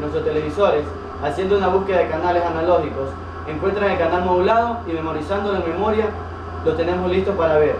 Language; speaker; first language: Spanish; native; Spanish